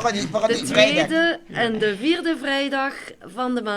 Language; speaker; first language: Dutch; non-native, local second language; French